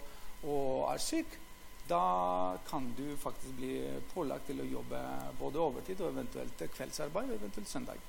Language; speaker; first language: Norwegian; non-native, fluent; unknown